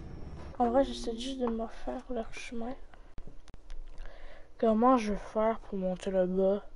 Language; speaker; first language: French; native; French